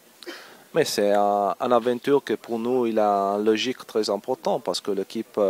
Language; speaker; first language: French; non-native, learner; Italian